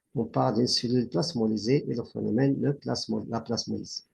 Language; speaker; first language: French; non-native, local second language; Arabic